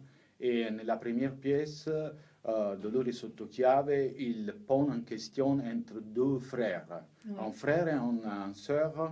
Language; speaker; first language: French; non-native, learner; Italian